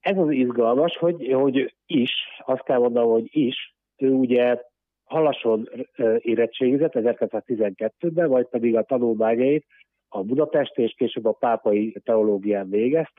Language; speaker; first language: Hungarian; native; Hungarian